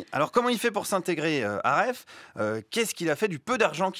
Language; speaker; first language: French; native; French